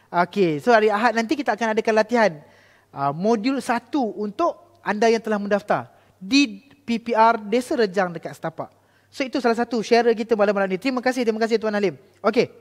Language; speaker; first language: Malay; native; Malay